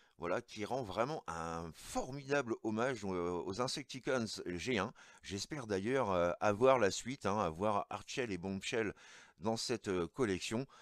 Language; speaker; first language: French; native; French